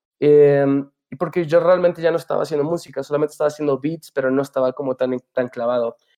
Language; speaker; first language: Spanish; early bilingual, heritage; Spanish